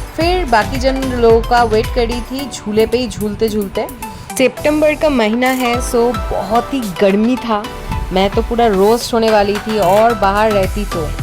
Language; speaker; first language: Hindi; non-native, local second language; Bangla